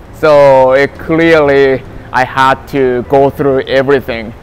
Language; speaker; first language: English; non-native, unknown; Japanese